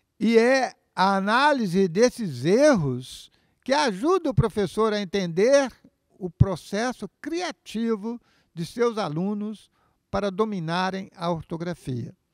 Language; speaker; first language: Portuguese; native; Portuguese